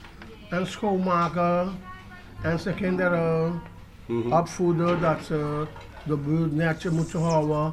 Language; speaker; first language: Dutch; non-native, local second language; Papiamento